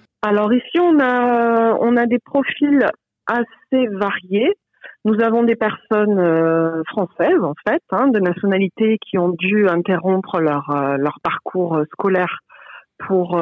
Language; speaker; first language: French; native; French